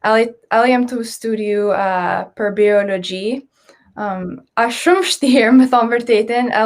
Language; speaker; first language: Albanian; early bilingual, heritage; Albanian